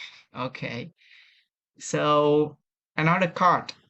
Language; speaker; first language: English; non-native, learner; Vietnamese